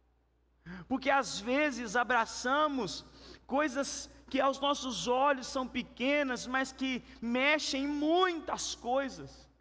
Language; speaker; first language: Portuguese; native; Portuguese